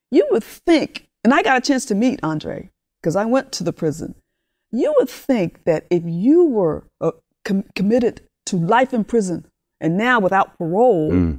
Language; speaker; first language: English; early bilingual, other home language; Spanish